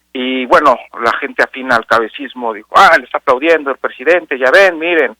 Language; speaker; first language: Spanish; native; Spanish